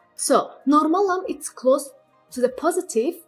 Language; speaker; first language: English; non-native, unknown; Azerbaijani